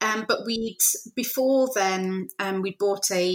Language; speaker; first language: English; native; English